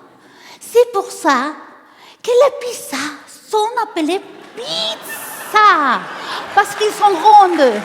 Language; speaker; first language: French; non-native, learner; Spanish